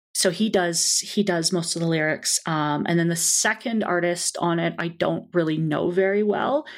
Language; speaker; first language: English; native; English